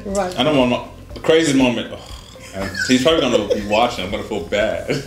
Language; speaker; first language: English; native; English